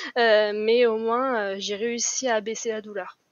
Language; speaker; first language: French; native; French